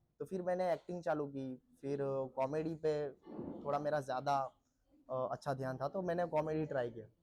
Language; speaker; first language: Hindi; non-native, local second language; Marathi